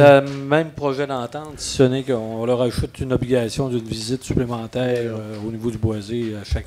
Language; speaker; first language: French; native; French